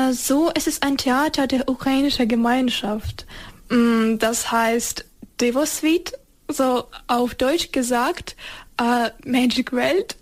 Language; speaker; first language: German; non-native, learner; Ukrainian